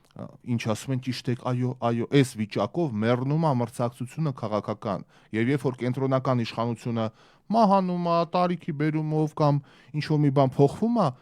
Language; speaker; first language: Armenian; early bilingual, heritage; Armenian